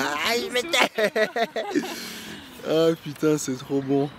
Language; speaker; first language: French; native; French